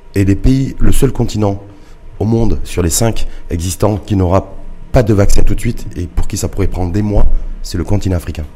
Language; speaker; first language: French; non-native, local second language; Arabic